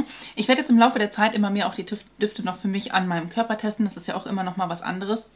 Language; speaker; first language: German; native; German